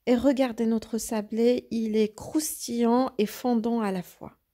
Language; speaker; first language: French; non-native, local second language; Arabic